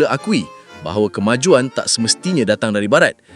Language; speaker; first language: Malay; native; Malay